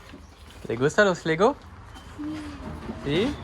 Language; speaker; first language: Spanish; non-native, learner; French